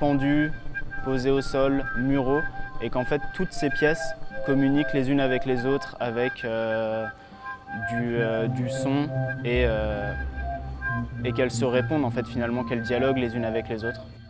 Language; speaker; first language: French; native; French